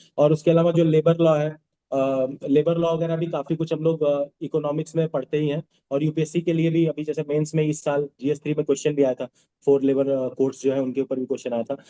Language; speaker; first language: Hindi; non-native, local second language; Bhojpuri